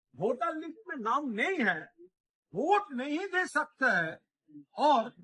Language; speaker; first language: Hindi; non-native, local second language; Bangla